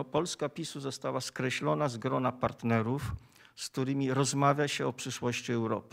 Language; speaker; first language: Polish; native; Polish